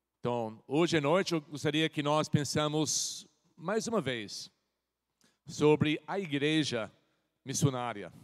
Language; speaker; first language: Portuguese; non-native, fluent; English